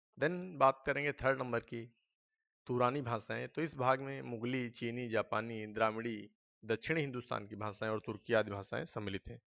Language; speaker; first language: Hindi; native; Hindi